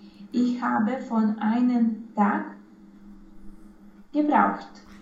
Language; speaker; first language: German; non-native, learner; Romanian